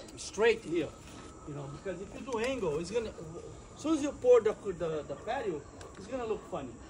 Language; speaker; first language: English; non-native, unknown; Portuguese